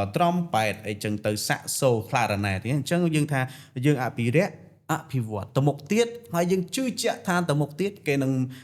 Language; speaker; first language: Khmer; non-native, local second language; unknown